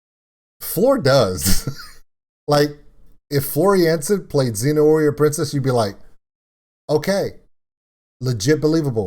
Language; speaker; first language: English; native; English